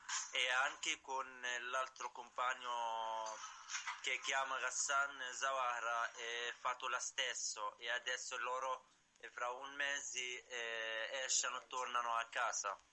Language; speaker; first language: Italian; non-native, learner; Arabic